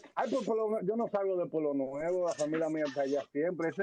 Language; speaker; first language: Spanish; early bilingual, heritage; Spanish